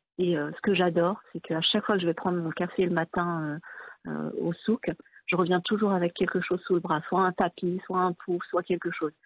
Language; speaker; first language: French; early bilingual, other home language; Arabic